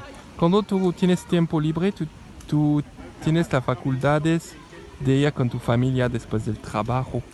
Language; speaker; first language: Spanish; non-native, fluent; French